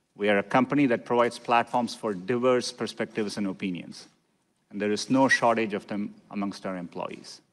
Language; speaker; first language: English; non-native, local second language; Tamil